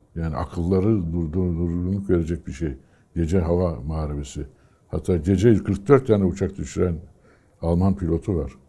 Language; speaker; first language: Turkish; native; Turkish